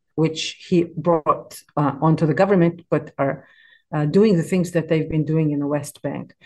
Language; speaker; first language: English; non-native, fluent; Hebrew